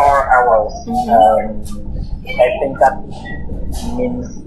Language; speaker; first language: English; non-native, learner; Vietnamese